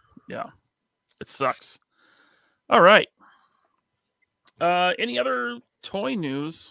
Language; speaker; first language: English; native; English